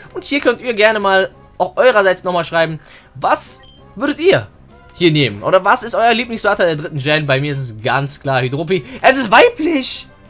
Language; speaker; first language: German; early bilingual, other home language; Turkish